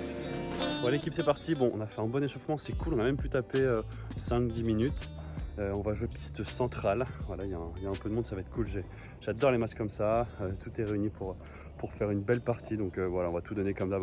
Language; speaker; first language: French; native; French